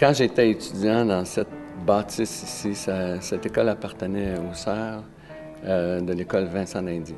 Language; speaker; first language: French; native; French